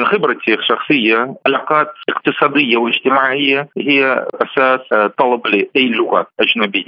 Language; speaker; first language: Arabic; non-native, fluent; Russian